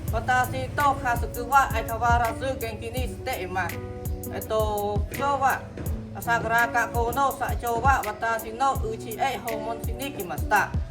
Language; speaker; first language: Japanese; non-native, learner; Khmer